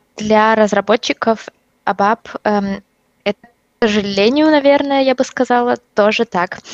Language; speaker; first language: Russian; native; Russian